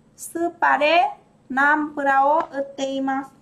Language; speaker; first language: Japanese; non-native, fluent; Vietnamese